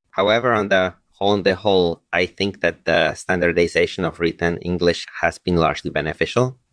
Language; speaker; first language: English; non-native, fluent; Polish